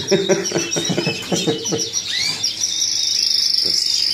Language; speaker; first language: German; non-native, learner; Kurdish